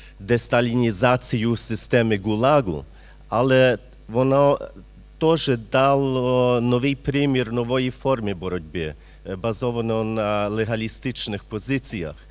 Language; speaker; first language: Ukrainian; early bilingual, heritage; Ukrainian